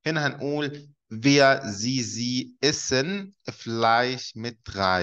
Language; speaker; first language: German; non-native, fluent; Arabic